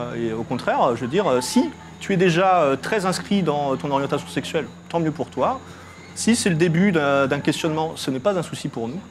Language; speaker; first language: French; native; French